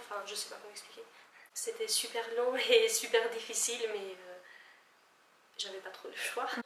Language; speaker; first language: French; non-native, fluent; Albanian